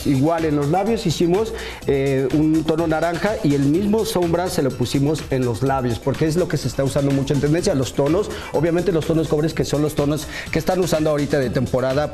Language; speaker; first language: Spanish; native; Spanish